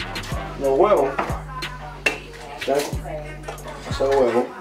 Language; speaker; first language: Spanish; non-native, learner; English